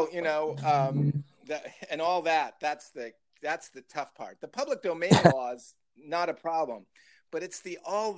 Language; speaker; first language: English; native; English